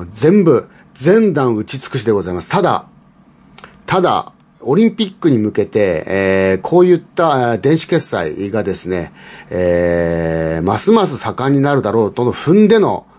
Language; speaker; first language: Japanese; native; Japanese